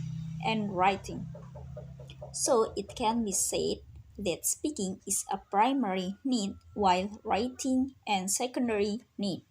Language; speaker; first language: English; non-native, learner; Indonesian